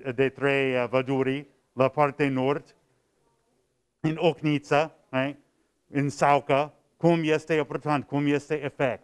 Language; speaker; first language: Romanian; non-native, learner; English